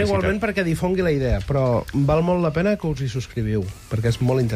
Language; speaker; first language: Catalan; native; Catalan